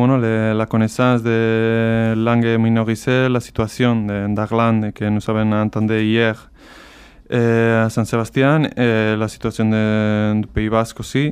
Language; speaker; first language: French; non-native, fluent; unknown